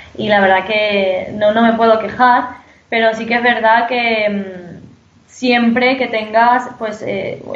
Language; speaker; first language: Spanish; native; Spanish